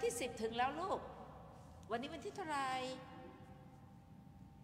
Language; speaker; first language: Thai; native; Thai